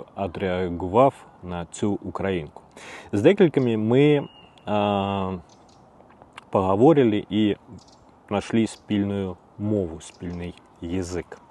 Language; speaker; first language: Ukrainian; non-native, learner; Russian